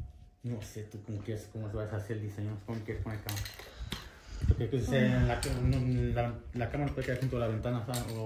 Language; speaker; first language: Spanish; native; Spanish